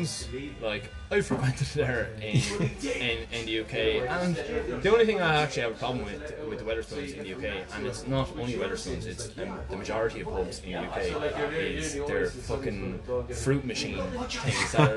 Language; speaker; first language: English; native; English